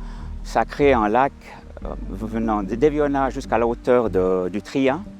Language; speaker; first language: French; native; French